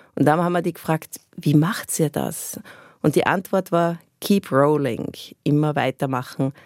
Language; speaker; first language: German; native; German